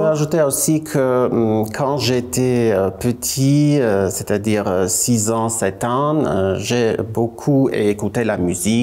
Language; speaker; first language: French; non-native, fluent; Armenian